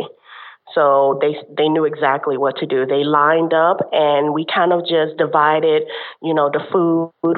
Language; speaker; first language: English; native; English